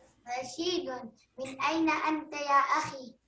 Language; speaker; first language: Arabic; non-native, learner; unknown